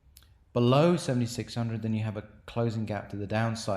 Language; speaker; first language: English; native; English